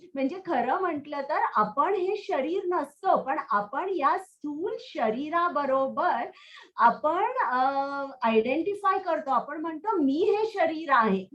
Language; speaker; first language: Marathi; native; Marathi